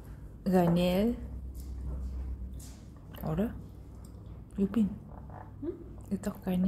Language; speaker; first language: German; non-native, learner; Thai